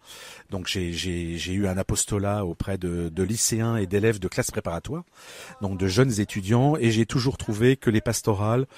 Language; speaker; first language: French; native; French